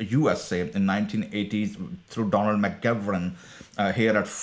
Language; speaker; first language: English; non-native, local second language; Punjabi